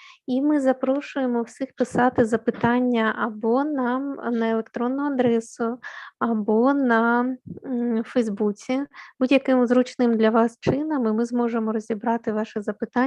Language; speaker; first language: Ukrainian; native; Ukrainian